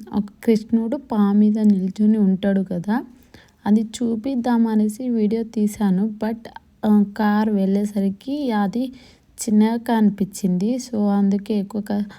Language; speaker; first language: Telugu; non-native, local second language; Lambadi